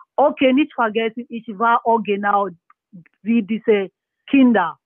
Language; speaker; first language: German; non-native, learner; Yoruba